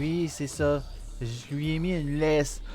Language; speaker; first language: French; native; French